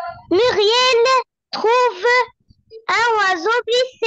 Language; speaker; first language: French; non-native, learner; Arabic